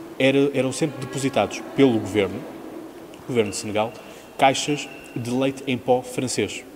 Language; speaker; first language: Portuguese; native; Portuguese